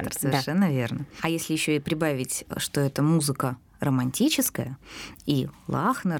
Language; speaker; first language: Russian; native; Russian